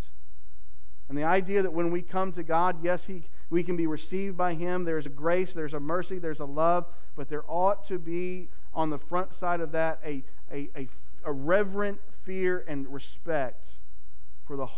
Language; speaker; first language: English; native; English